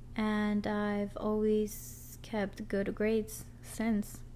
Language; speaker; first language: English; early bilingual, other home language; Spanish